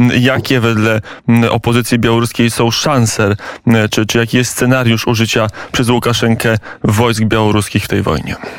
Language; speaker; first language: Polish; native; Polish